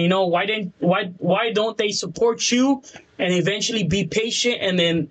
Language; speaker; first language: English; early bilingual, other home language; Spanish